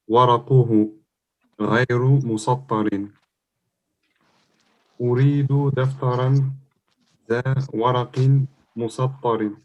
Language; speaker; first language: Arabic; non-native, learner; French